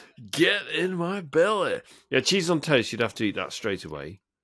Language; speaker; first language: English; native; English